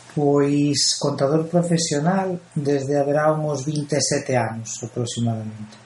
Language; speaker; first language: Galician; native; Galician